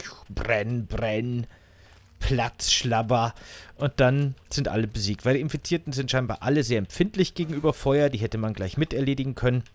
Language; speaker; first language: German; native; German